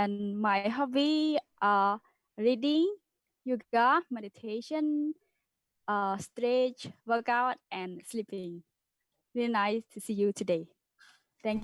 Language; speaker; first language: English; non-native, learner; Khmer